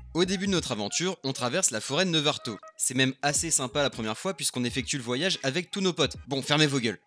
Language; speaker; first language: French; native; French